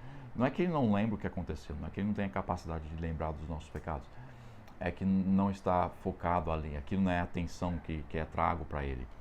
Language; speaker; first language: Portuguese; non-native, fluent; English